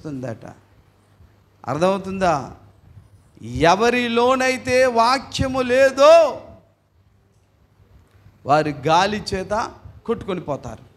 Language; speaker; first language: Telugu; native; Telugu